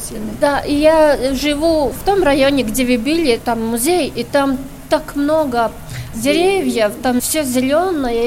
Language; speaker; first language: Russian; non-native, local second language; Latvian